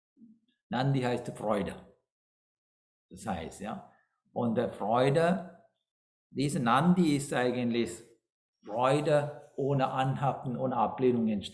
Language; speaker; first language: German; non-native, fluent; Sinhala